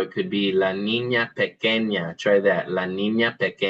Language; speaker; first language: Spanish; non-native, fluent; English